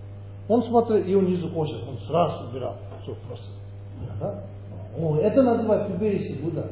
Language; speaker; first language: Russian; non-native, learner; Tibetan